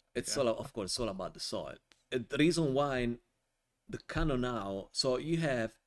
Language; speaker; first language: English; non-native, fluent; Italian